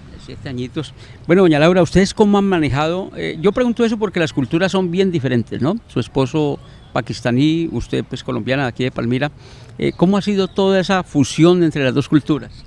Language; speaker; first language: Spanish; native; Spanish